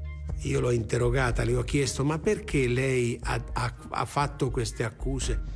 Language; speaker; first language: Italian; native; Italian